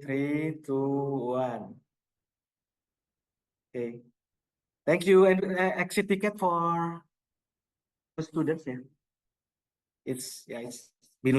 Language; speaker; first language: English; non-native, local second language; Indonesian